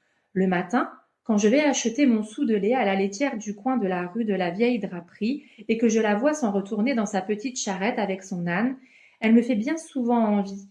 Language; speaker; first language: French; native; French